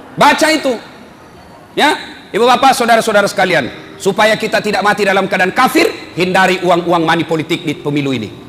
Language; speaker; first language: Indonesian; non-native, local second language; Buginese